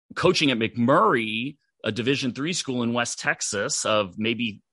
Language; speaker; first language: English; native; English